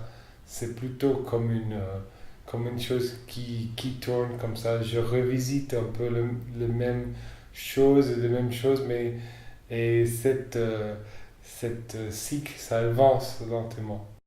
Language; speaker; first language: French; non-native, fluent; English